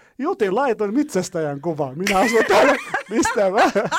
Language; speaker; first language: Finnish; non-native, learner; Arabic